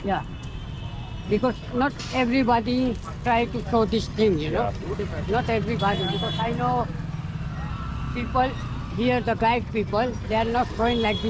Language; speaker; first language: English; non-native, learner; Hindi